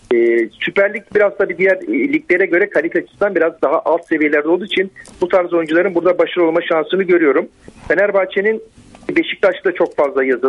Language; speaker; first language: Turkish; native; Turkish